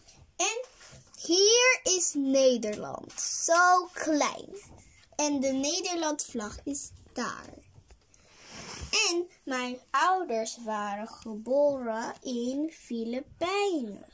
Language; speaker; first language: Dutch; early bilingual, other home language; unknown